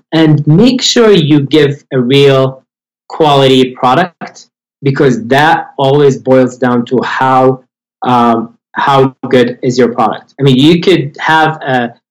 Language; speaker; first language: English; non-native, fluent; Arabic